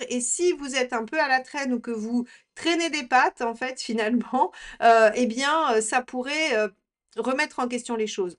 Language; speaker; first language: French; native; French